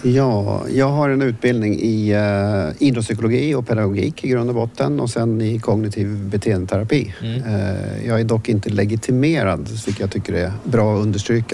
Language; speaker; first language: Swedish; native; Swedish